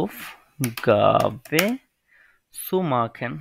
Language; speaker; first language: German; non-native, learner; Bangla